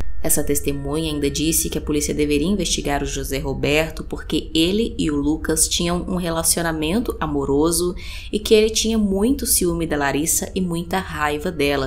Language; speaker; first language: Portuguese; native; Portuguese